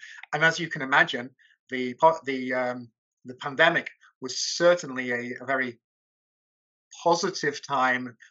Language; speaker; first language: English; native; English